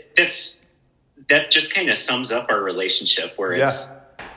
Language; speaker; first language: English; native; English